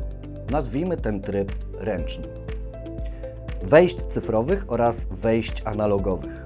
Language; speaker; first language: Polish; native; Polish